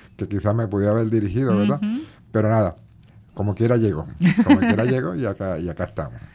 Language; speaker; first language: Spanish; native; Spanish